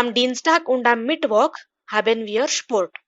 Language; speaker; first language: German; non-native, fluent; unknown